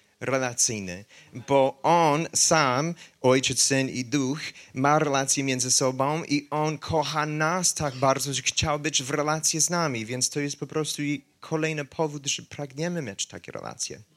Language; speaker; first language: Polish; non-native, fluent; English